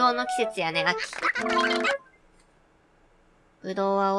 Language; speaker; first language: Japanese; native; Japanese